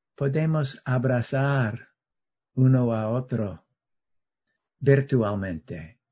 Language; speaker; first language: Spanish; non-native, learner; English